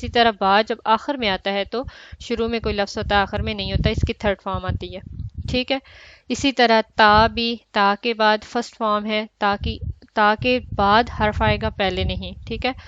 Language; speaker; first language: Urdu; native; Urdu